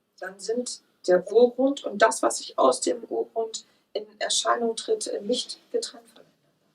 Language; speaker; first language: German; native; German